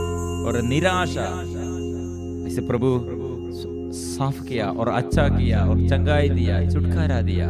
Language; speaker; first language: Hindi; non-native, local second language; Malayalam